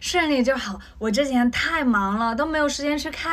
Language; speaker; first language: Chinese; native; Chinese